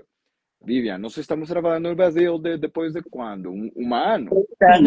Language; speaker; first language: Portuguese; non-native, fluent; Spanish